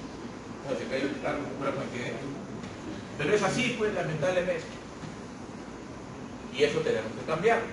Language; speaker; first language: Spanish; native; Spanish